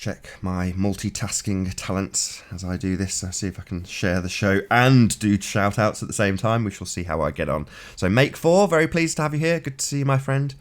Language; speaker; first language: English; native; English